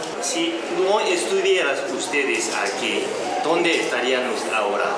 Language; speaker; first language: Spanish; non-native, learner; Korean